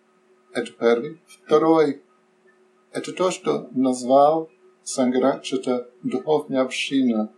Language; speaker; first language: Russian; non-native, learner; English